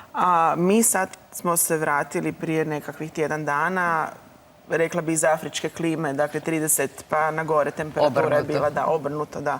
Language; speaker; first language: Croatian; native; Croatian